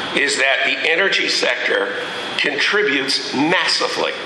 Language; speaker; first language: English; native; English